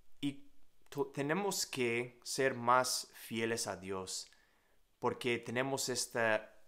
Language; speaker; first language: Spanish; non-native, learner; English